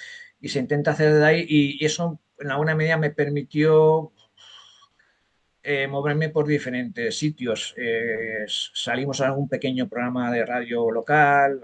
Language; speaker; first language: Spanish; native; Spanish